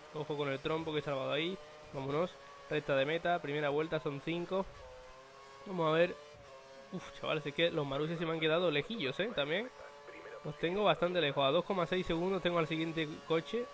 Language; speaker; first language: Spanish; native; Spanish